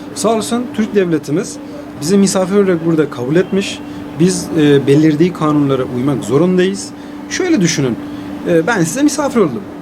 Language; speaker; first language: Turkish; non-native, fluent; Persian